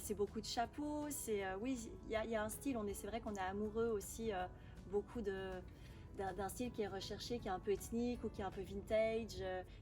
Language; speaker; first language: French; native; French